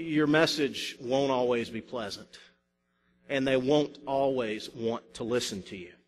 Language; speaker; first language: English; native; English